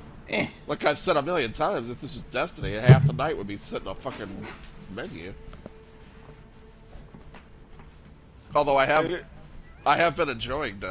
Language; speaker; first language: English; native; English